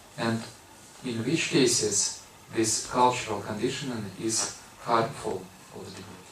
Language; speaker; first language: English; non-native, fluent; Russian